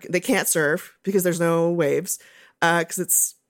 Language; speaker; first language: English; native; English